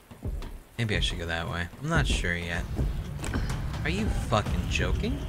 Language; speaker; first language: English; native; English